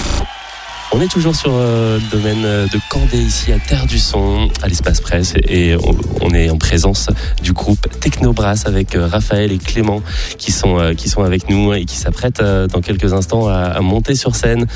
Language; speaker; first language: French; native; French